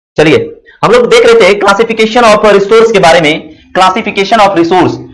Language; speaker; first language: Hindi; native; Hindi